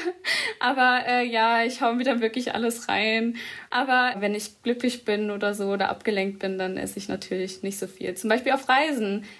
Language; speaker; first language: German; early bilingual, other home language; Arabic